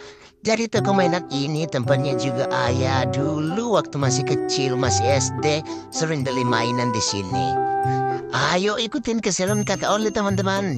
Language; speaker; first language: Indonesian; native; Indonesian